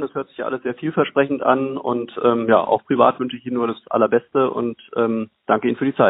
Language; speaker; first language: German; native; German